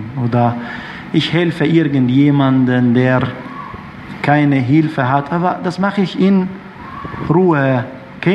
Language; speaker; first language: German; non-native, fluent; Arabic